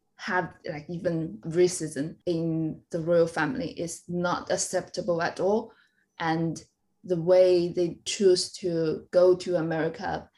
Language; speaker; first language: English; non-native, fluent; Chinese